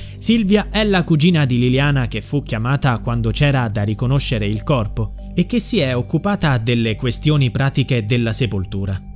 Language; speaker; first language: Italian; native; Italian